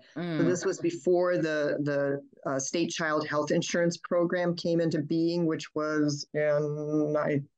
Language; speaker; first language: English; early bilingual, other home language; German